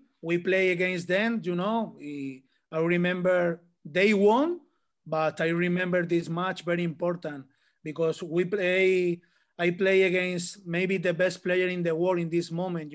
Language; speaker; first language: English; non-native, learner; Spanish